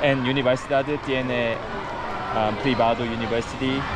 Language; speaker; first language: Spanish; non-native, learner; Korean